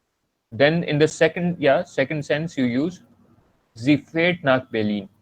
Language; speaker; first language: German; non-native, learner; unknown